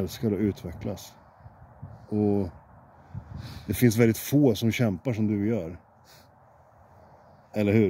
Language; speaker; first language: Swedish; native; Swedish